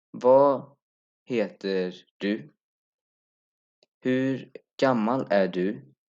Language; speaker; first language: Swedish; non-native, fluent; Urdu